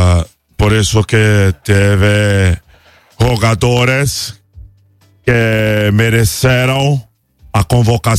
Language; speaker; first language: Spanish; non-native, fluent; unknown